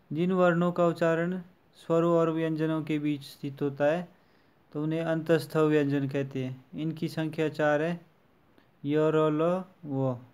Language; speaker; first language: Hindi; native; Hindi